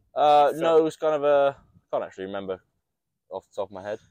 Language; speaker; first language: English; native; English